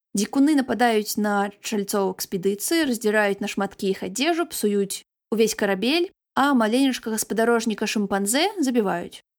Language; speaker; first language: Belarusian; non-native, local second language; Russian